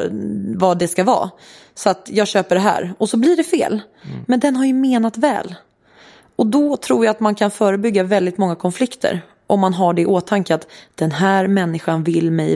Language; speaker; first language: Swedish; native; Swedish